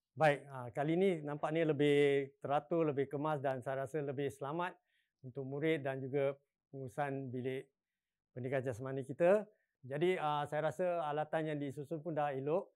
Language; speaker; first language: Malay; non-native, local second language; Chinese